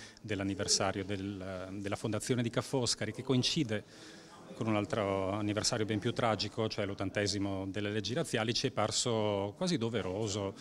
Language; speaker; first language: Italian; native; Italian